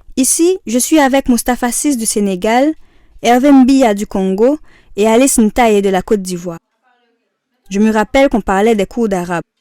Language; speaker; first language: French; non-native, local second language; Haitian Creole